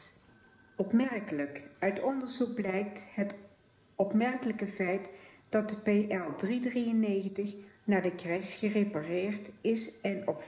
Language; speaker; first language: Dutch; native; Dutch